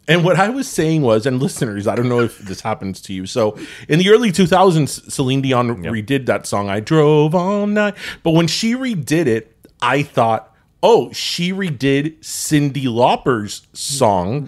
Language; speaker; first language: English; early bilingual, other home language; Spanish